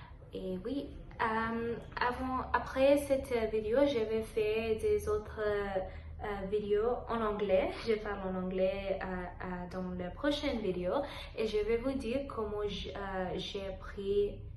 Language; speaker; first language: French; non-native, learner; Telugu